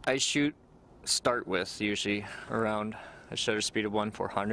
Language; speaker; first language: English; native; English